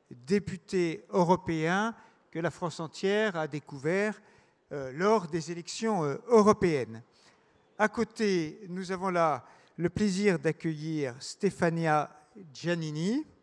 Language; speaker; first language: French; native; French